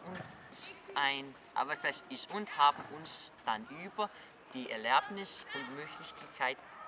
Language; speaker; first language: German; non-native, learner; Danish